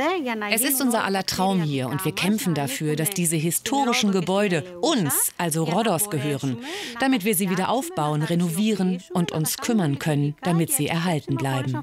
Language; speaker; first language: German; native; German